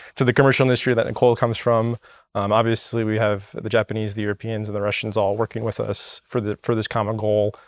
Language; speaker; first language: English; native; English